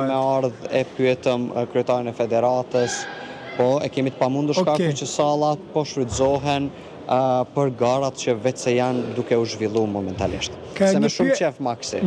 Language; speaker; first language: Albanian; native; Albanian